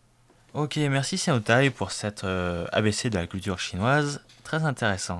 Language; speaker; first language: French; native; French